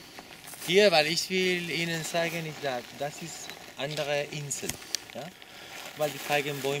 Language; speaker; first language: German; non-native, learner; Spanish